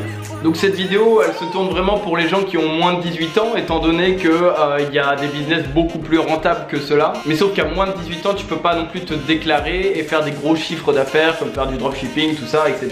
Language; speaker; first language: French; native; French